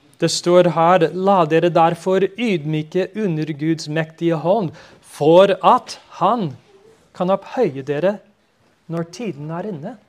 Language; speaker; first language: Norwegian; non-native, fluent; English